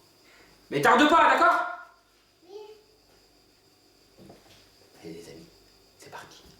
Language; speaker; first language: French; native; French